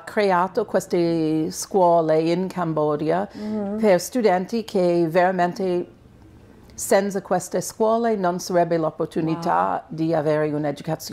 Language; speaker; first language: Italian; non-native, fluent; English